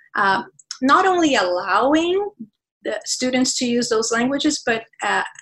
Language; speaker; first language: English; non-native, fluent; Portuguese